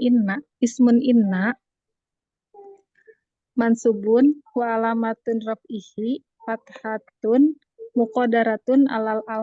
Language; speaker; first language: Arabic; non-native, learner; Indonesian